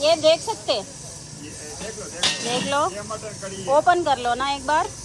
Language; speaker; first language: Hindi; non-native, local second language; Telugu